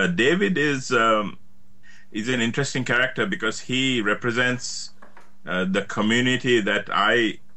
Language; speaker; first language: English; native; English